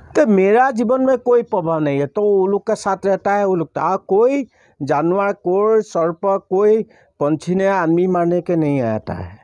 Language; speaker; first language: Hindi; non-native, local second language; Assamese